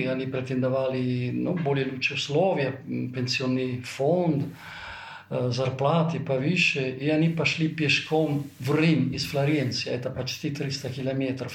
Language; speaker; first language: Russian; non-native, fluent; Italian